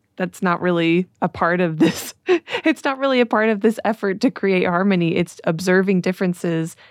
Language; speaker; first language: English; native; English